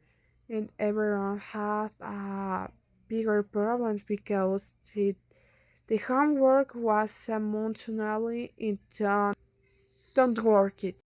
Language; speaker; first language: English; non-native, learner; Spanish